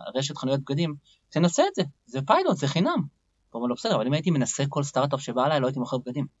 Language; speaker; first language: Hebrew; native; Hebrew